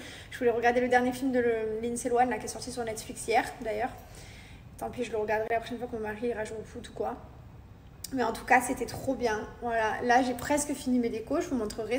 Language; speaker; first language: French; native; French